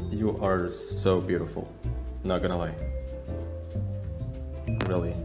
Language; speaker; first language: English; non-native, fluent; Indonesian